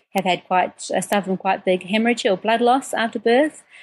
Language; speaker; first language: English; native; English